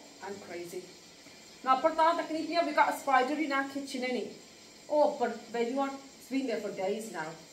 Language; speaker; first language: Punjabi; early bilingual, other home language; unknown